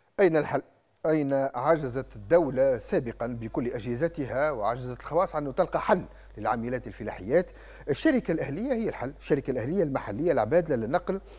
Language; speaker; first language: Arabic; native; Arabic